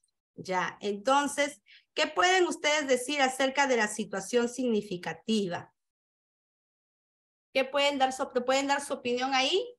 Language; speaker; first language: Spanish; native; Spanish